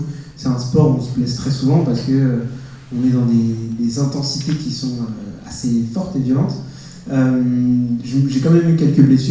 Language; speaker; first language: French; native; French